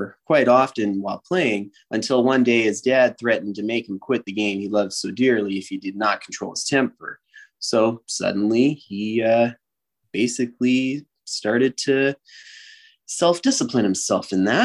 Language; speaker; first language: English; native; English